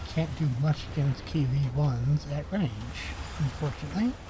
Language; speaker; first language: English; native; English